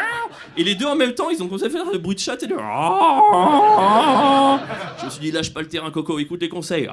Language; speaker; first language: French; native; French